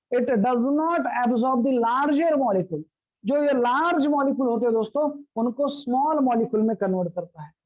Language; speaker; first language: Hindi; non-native, local second language; Marathi